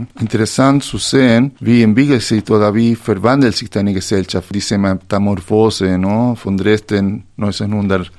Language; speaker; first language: German; non-native, fluent; Spanish